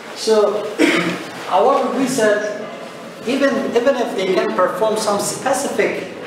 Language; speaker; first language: English; non-native, fluent; Turkish